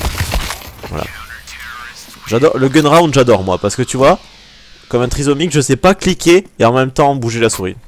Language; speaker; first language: French; native; French